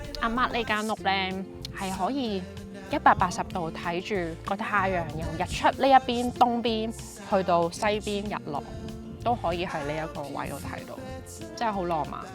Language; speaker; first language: Cantonese; native; Cantonese